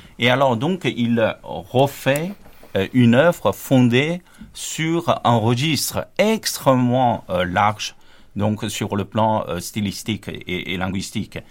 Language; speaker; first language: French; non-native, fluent; Chinese